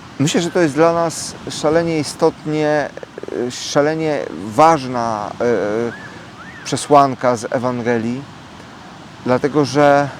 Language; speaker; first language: Polish; native; Polish